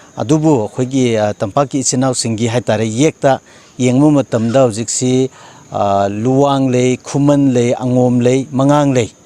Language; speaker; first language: Manipuri; non-native, local second language; Tangkhul Naga (India)